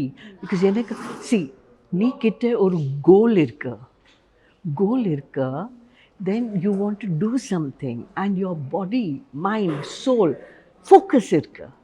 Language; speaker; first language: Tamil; non-native, learner; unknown